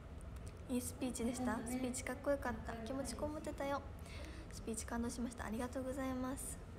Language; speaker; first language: Japanese; native; Japanese